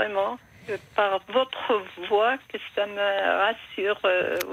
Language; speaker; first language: French; non-native, fluent; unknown